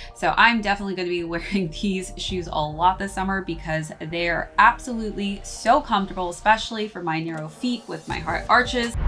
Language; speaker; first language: English; native; English